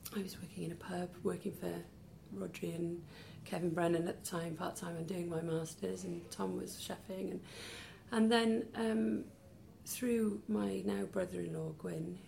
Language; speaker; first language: English; native; English